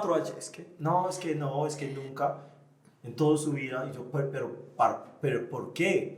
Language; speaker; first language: Spanish; non-native, fluent; English